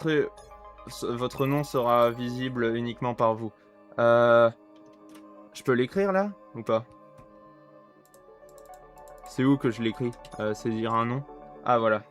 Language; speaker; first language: French; native; French